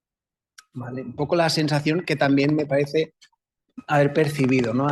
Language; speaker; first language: Spanish; native; Spanish